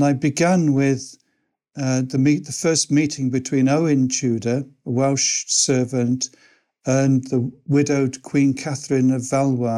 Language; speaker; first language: English; native; English